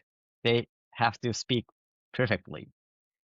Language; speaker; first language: English; non-native, fluent; Japanese